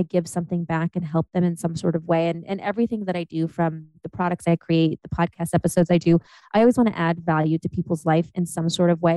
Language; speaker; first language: English; native; English